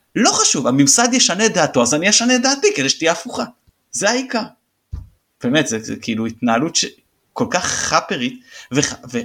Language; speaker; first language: Hebrew; native; Hebrew